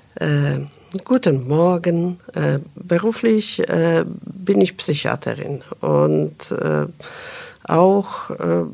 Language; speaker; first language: German; non-native, fluent; Polish